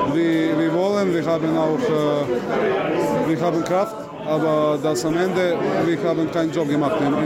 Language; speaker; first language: German; non-native, learner; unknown